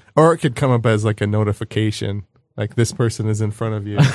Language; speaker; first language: English; early bilingual, other home language; Dutch